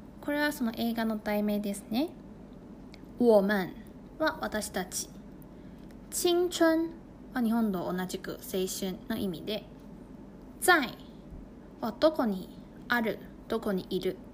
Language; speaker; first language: Japanese; non-native, fluent; Chinese